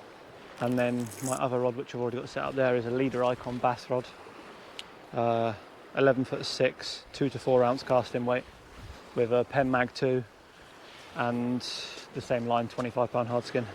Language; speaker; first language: English; native; English